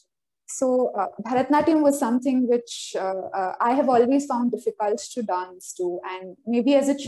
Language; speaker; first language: English; non-native, local second language; Malayalam